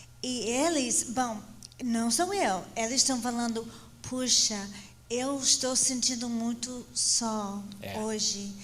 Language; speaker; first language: Portuguese; non-native, fluent; English